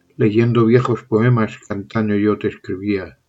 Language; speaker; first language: Spanish; non-native, local second language; Catalan